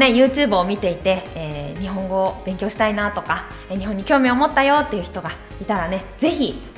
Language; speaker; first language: Japanese; native; Japanese